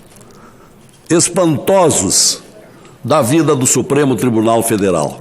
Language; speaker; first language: Portuguese; native; Portuguese